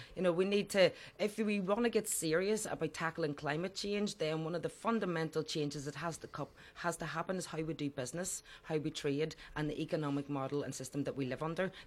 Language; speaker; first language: English; native; English